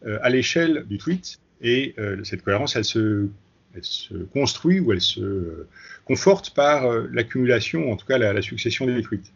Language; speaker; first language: French; native; French